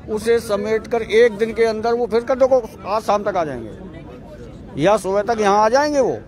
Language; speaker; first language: Hindi; native; Hindi